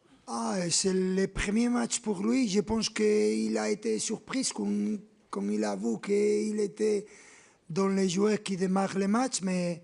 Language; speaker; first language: French; non-native, fluent; Spanish